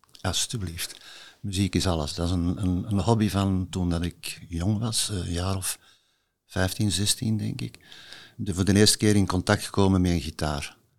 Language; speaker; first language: Dutch; native; Dutch